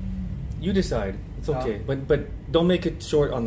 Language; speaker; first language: English; native; English